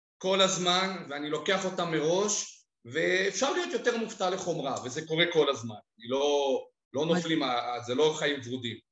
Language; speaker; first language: Hebrew; early bilingual, other home language; Russian